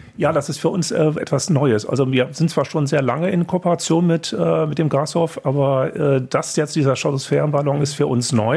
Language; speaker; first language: German; native; German